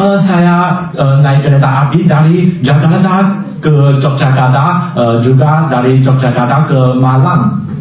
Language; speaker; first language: Indonesian; non-native, learner; Chinese